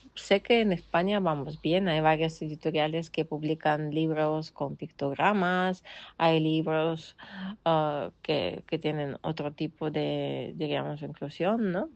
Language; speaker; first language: Spanish; non-native, fluent; Russian